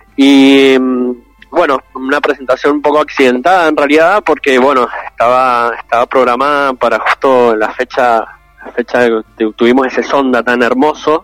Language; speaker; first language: Spanish; native; Spanish